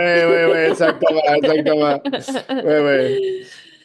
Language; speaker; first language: French; non-native, fluent; Spanish